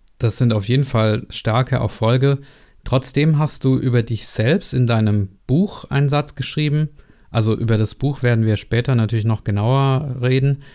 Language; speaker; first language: German; non-native, learner; Czech